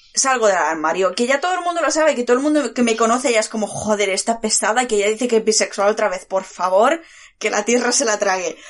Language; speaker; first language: Spanish; early bilingual, other home language; Bulgarian